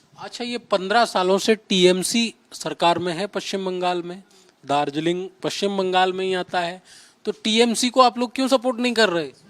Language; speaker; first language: Hindi; native; Hindi